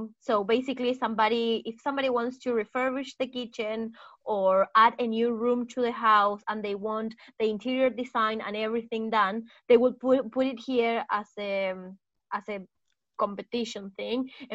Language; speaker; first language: English; non-native, fluent; Spanish